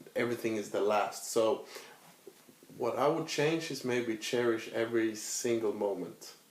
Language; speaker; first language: English; non-native, fluent; Swedish